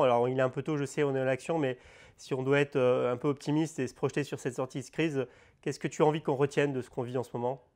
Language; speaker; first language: French; native; French